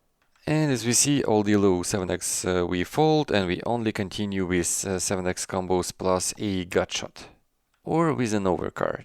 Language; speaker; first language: English; non-native, fluent; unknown